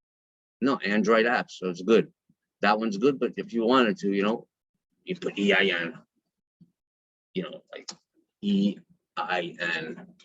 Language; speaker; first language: English; native; English